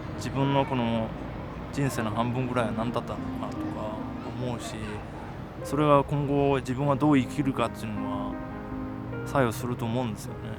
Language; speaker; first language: Japanese; non-native, fluent; Chinese